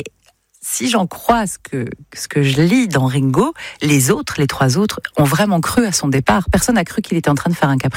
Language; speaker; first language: French; native; French